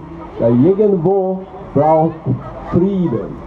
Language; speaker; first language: German; non-native, learner; Albanian